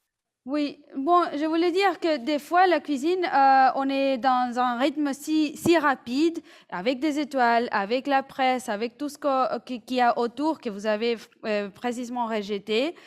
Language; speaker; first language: French; non-native, fluent; Spanish